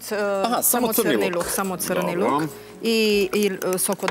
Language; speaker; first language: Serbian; non-native, learner; Romanian